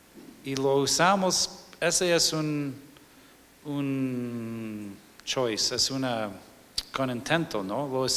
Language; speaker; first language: Spanish; non-native, fluent; English